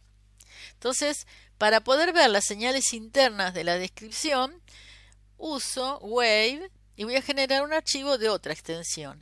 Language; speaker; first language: Spanish; native; Spanish